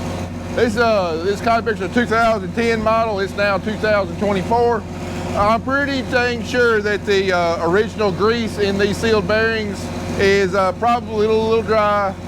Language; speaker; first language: English; native; English